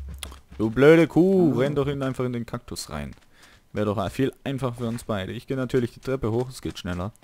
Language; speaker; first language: German; native; German